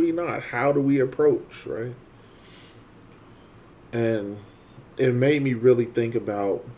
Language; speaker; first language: English; native; English